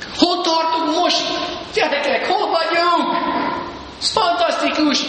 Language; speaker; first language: Hungarian; early bilingual, heritage; Hungarian